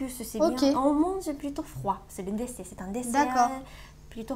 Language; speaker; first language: French; non-native, learner; Japanese